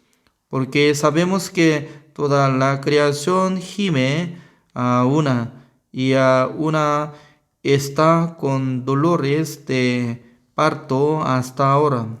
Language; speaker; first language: Spanish; non-native, learner; Korean